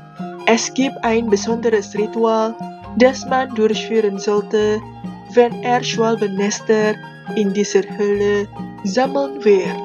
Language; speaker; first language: German; non-native, fluent; Indonesian